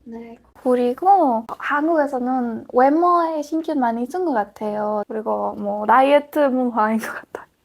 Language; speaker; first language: Korean; non-native, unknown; Spanish